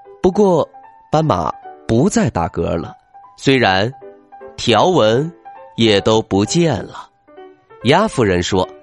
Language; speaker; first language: Chinese; native; Chinese